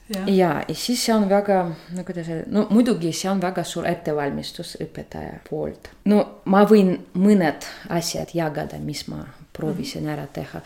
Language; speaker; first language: Estonian; non-native, fluent; Russian